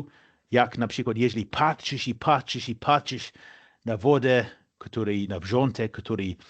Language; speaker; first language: Polish; non-native, fluent; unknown